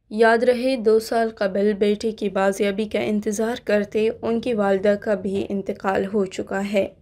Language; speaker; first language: Urdu; non-native, local second language; Baluchi